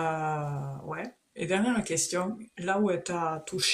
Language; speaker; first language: French; native; French